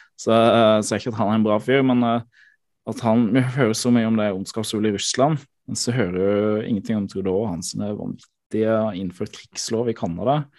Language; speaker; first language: Norwegian; native; Norwegian